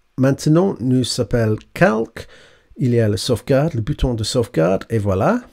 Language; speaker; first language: French; non-native, learner; English